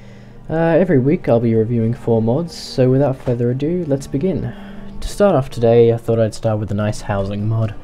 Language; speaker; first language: English; native; English